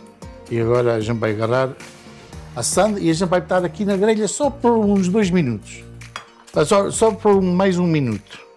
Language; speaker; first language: Portuguese; early bilingual, heritage; Portuguese